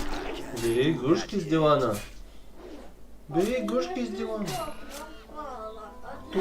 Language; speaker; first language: Russian; native; Russian